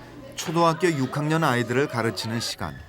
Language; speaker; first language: Korean; native; Korean